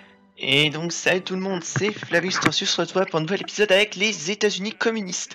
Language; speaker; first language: French; native; French